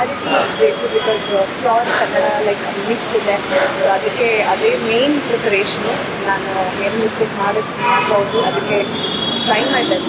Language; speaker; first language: Kannada; non-native, local second language; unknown